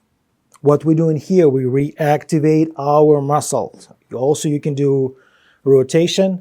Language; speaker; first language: English; non-native, fluent; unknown